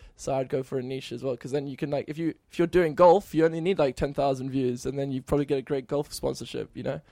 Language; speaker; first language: English; native; English